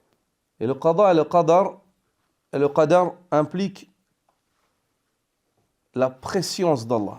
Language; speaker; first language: French; native; French